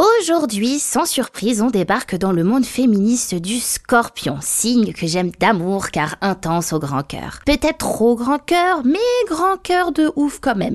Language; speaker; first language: French; native; French